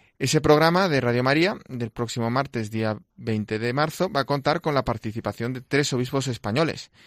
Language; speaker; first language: Spanish; non-native, local second language; Catalan